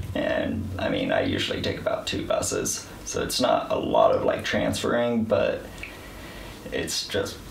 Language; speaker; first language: English; native; English